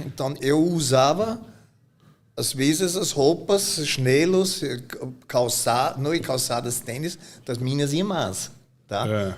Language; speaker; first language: Portuguese; non-native, fluent; German